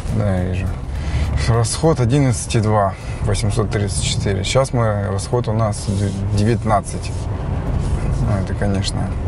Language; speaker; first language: Russian; native; Russian